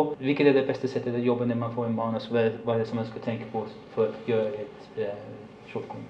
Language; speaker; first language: Swedish; non-native, fluent; English